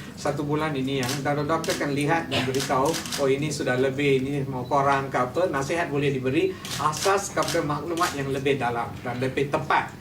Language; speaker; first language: Malay; non-native, local second language; Tamil